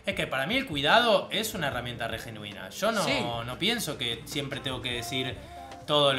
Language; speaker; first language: Spanish; native; Spanish